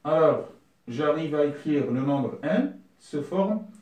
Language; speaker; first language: French; non-native, local second language; Arabic